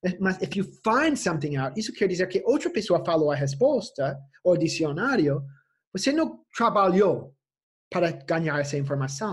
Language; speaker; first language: Portuguese; non-native, fluent; English